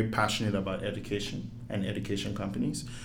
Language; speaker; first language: English; non-native, local second language; Yoruba